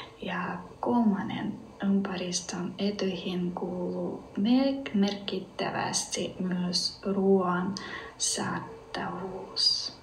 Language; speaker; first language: Finnish; non-native, learner; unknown